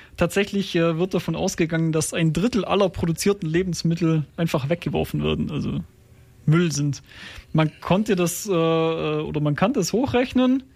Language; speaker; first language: German; native; German